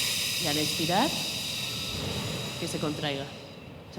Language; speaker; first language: Spanish; native; Spanish